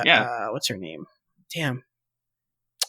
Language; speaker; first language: English; native; English